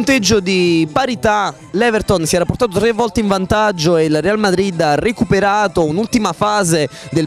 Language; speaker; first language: Italian; native; Italian